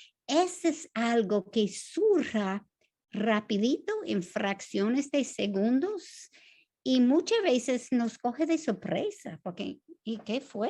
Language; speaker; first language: Spanish; non-native, fluent; English